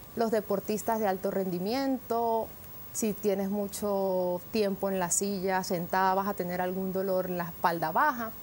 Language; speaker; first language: Spanish; native; Spanish